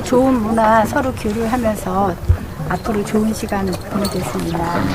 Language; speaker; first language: Korean; native; Korean